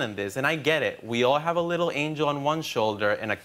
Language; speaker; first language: English; non-native, fluent; Spanish